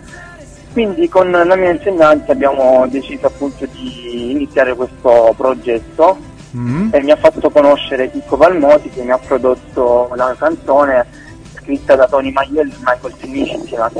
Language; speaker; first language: Italian; native; Italian